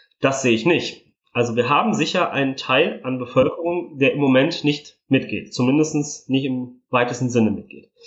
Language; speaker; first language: German; early bilingual, other home language; Italian